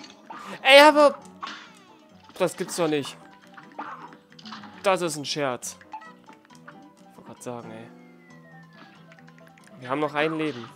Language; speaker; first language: German; native; German